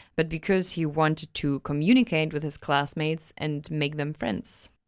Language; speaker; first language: English; non-native, fluent; German